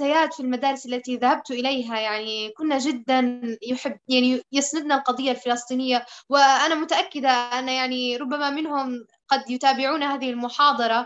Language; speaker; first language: Arabic; native; Arabic